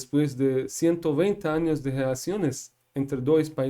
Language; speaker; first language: Portuguese; non-native, learner; Persian